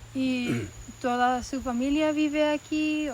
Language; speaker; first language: Spanish; non-native, learner; English